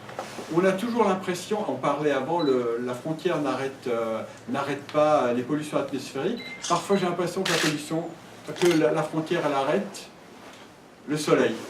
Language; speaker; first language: French; native; French